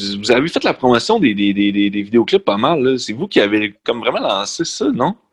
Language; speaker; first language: French; native; French